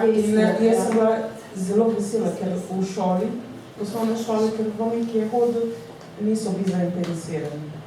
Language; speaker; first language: Slovenian; non-native, learner; Portuguese